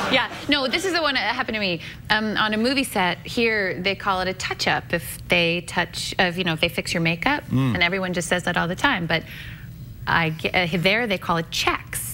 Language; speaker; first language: English; native; English